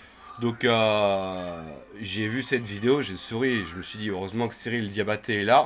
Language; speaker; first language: French; native; French